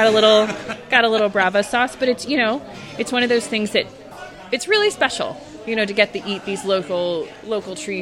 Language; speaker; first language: English; native; English